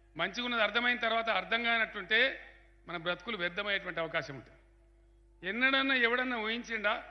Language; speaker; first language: Telugu; native; Telugu